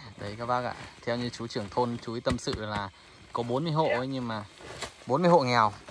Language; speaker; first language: Vietnamese; non-native, local second language; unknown